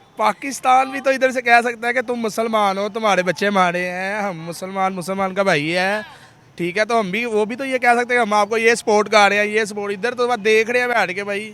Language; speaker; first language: Urdu; non-native, local second language; Punjabi